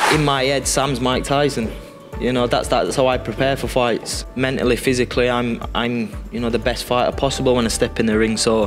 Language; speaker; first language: English; native; English